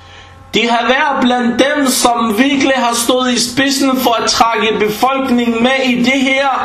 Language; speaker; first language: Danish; early bilingual, other home language; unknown